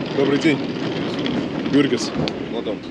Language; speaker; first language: Russian; non-native, learner; Lithuanian